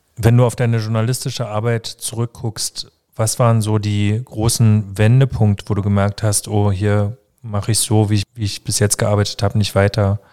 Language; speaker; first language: German; native; German